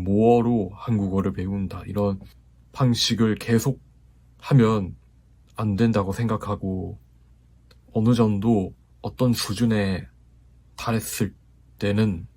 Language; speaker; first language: Korean; non-native, fluent; Japanese